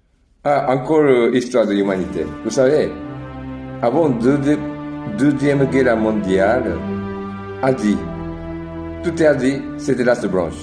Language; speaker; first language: French; non-native, learner; Japanese